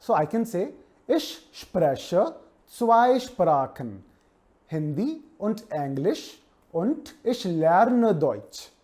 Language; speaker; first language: German; non-native, fluent; Hindi